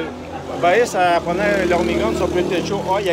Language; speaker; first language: Spanish; non-native, learner; French